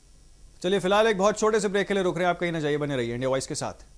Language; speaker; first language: Hindi; native; Hindi